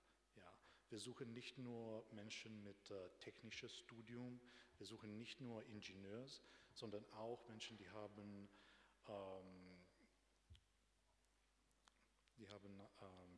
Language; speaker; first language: German; non-native, fluent; Romanian